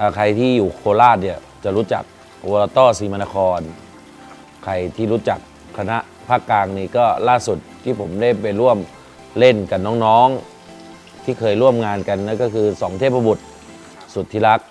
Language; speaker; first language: Thai; native; Thai